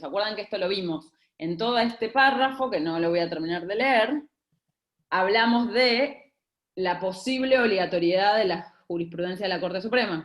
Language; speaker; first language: Spanish; native; Spanish